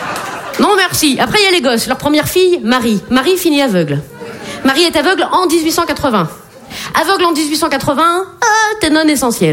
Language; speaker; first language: French; native; French